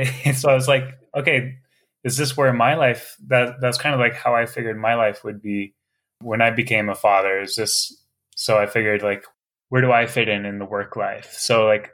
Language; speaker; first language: English; native; English